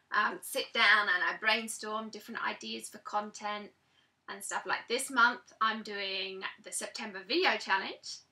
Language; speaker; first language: English; native; English